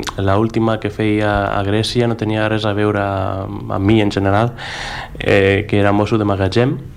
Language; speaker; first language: Catalan; non-native, fluent; Greek